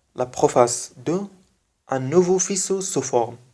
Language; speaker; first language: French; non-native, fluent; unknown